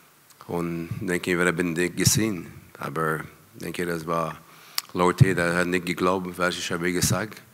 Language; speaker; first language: German; non-native, learner; French